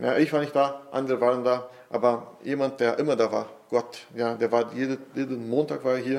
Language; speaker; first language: German; non-native, fluent; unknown